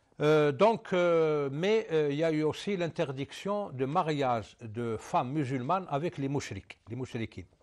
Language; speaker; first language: French; non-native, local second language; Arabic